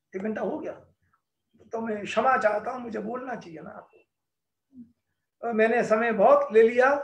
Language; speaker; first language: Hindi; native; Hindi